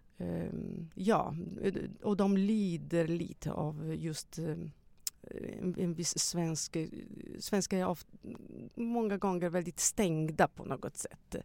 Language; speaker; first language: Swedish; non-native, fluent; Italian